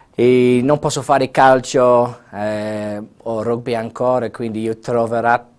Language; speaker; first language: Italian; non-native, learner; English